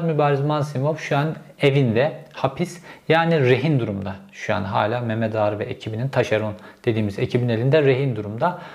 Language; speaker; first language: Turkish; native; Turkish